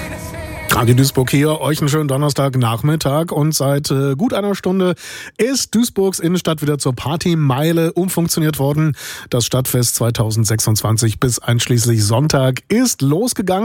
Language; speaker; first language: German; native; German